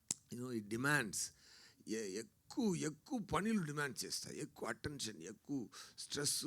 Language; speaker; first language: Telugu; non-native, learner; Tamil